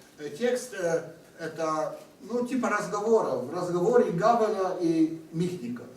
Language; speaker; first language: Russian; non-native, fluent; Hungarian